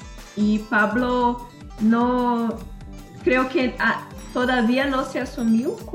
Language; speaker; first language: Spanish; non-native, learner; Portuguese